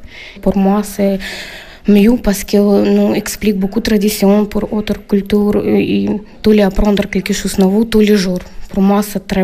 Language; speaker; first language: French; non-native, learner; Ukrainian